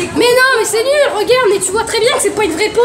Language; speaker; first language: French; native; French